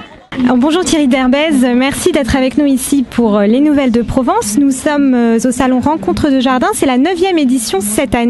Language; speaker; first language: French; native; French